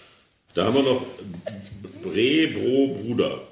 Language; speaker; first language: German; native; German